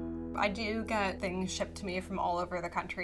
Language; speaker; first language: English; native; English